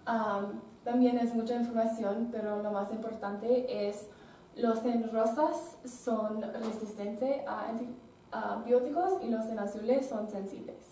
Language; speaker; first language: Spanish; non-native, learner; English